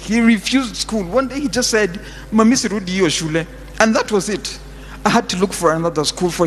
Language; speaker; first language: English; non-native, local second language; Swahili